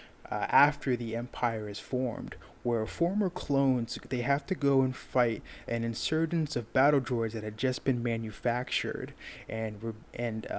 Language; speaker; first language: English; native; English